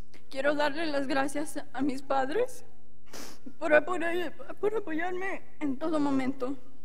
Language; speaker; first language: Spanish; early bilingual, other home language; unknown